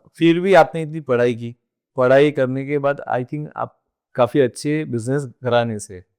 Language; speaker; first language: Hindi; non-native, local second language; Gujarati